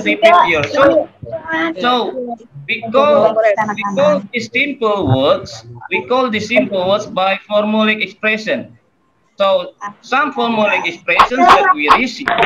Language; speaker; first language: English; non-native, fluent; Indonesian